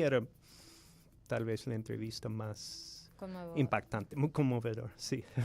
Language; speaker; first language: Spanish; non-native, fluent; English